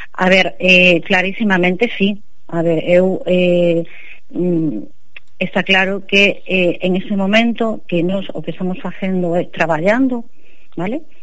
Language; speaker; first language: Galician; non-native, local second language; Spanish